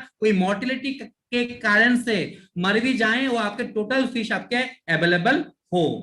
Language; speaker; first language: Hindi; non-native, local second language; Bangla